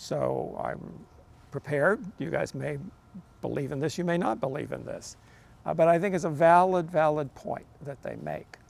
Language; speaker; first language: English; native; English